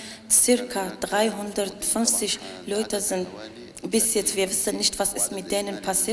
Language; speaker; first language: German; non-native, learner; Arabic